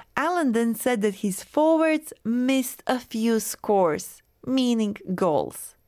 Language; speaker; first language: English; non-native, fluent; Croatian